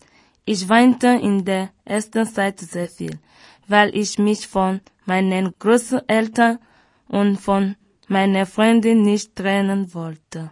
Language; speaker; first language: German; early bilingual, other home language; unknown